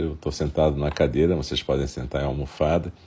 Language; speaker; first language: Portuguese; native; Portuguese